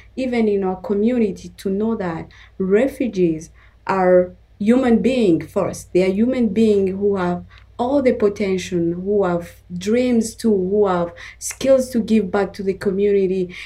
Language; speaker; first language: English; non-native, fluent; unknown